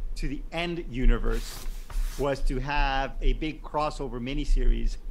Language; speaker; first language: English; native; English